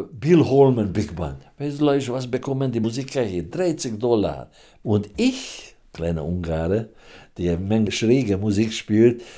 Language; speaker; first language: German; non-native, fluent; Hungarian